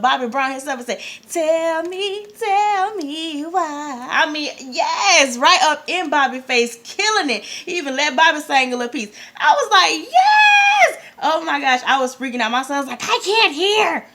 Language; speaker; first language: English; native; English